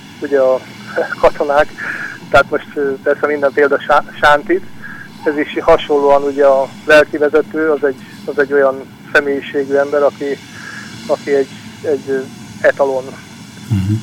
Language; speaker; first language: Hungarian; native; Hungarian